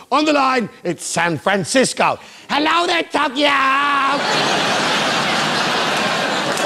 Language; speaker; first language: English; native; English